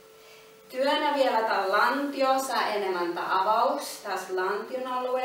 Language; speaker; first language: Finnish; non-native, learner; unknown